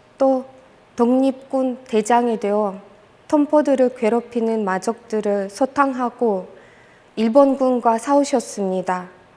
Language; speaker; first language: Korean; non-native, fluent; Russian